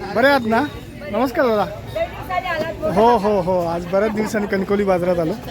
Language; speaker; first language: Marathi; non-native, local second language; Konkani